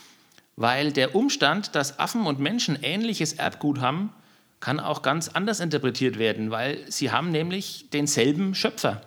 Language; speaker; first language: German; native; German